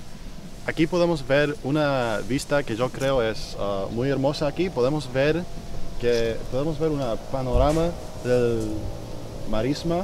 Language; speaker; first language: Spanish; non-native, fluent; English